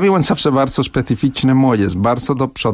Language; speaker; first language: Polish; non-native, fluent; Spanish